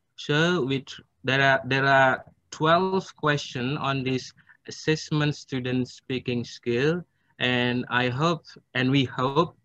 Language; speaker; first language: English; non-native, fluent; Indonesian